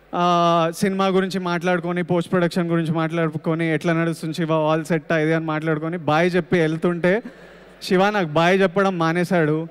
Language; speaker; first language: Telugu; native; Telugu